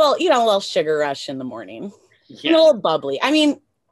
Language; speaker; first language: English; native; English